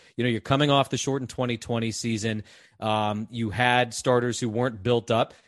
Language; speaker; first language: English; native; English